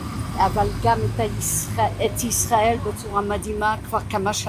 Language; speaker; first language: Hebrew; non-native, fluent; French